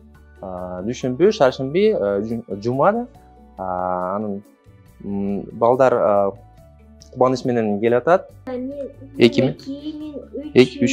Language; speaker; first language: Kyrgyz; non-native, local second language; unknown